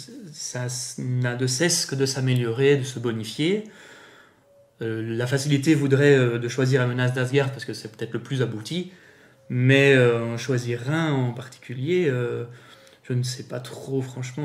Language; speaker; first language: French; native; French